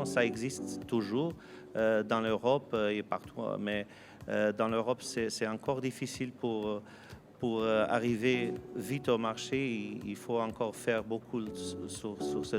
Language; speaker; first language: French; non-native, fluent; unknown